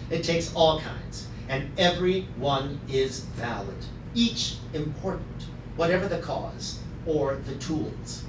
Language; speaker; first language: English; native; English